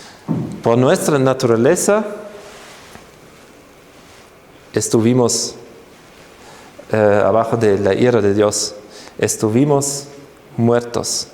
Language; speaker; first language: Spanish; non-native, fluent; German